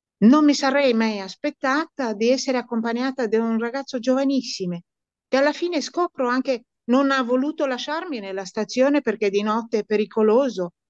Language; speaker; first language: Italian; non-native, fluent; Romanian